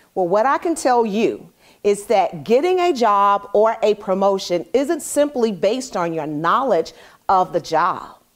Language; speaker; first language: English; native; English